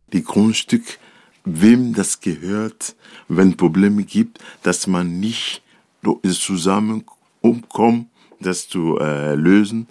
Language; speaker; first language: German; non-native, learner; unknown